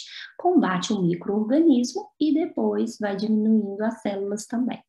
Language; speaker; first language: Portuguese; native; Portuguese